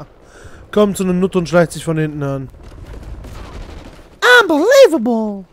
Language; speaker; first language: German; native; German